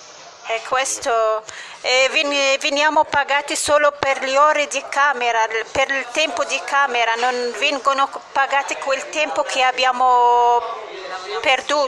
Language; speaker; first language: Italian; non-native, fluent; Arabic